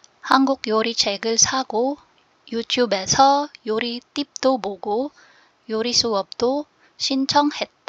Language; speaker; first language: Korean; non-native, learner; Filipino